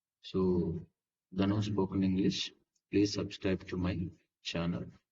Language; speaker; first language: English; non-native, local second language; Telugu